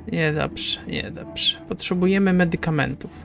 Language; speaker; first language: Polish; native; Polish